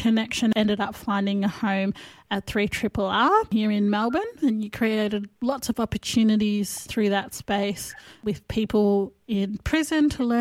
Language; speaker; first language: English; native; English